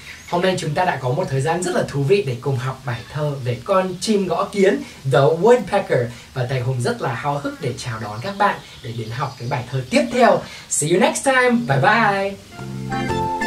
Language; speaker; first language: Vietnamese; native; Vietnamese